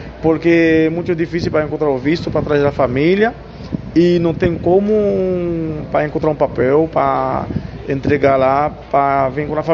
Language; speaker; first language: Portuguese; non-native, learner; Haitian Creole